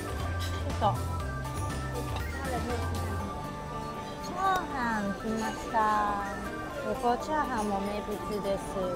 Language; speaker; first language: Japanese; non-native, fluent; Chinese